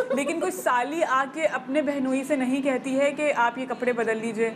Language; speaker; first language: Urdu; native; Urdu